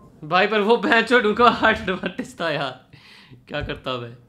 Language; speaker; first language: Hindi; native; Hindi